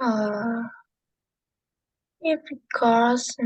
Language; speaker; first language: English; non-native, learner; Vietnamese